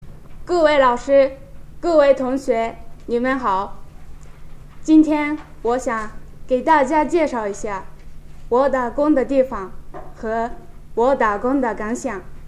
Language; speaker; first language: Chinese; non-native, fluent; Japanese